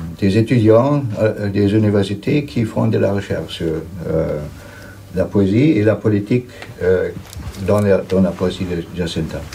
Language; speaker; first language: French; non-native, fluent; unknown